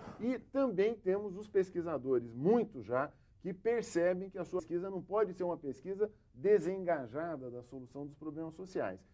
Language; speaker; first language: Portuguese; native; Portuguese